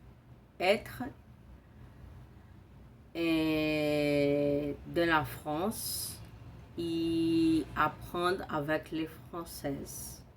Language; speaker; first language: French; non-native, learner; Portuguese